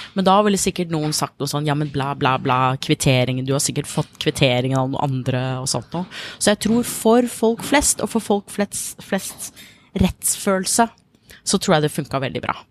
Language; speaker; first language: Norwegian; non-native, fluent; English